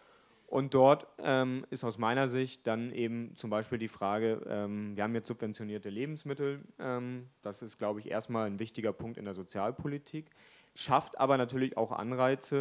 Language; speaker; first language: German; native; German